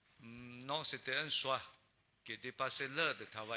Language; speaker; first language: French; non-native, learner; Chinese